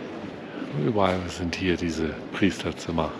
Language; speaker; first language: German; native; German